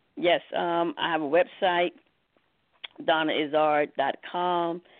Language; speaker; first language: English; native; English